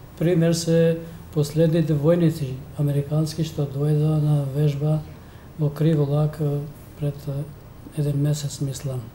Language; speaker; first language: Macedonian; non-native, local second language; Albanian